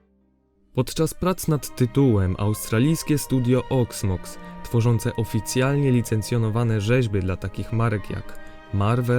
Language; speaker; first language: Polish; native; Polish